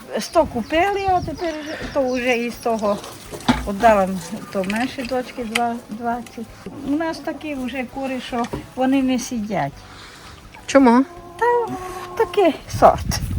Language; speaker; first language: Ukrainian; non-native, local second language; Hungarian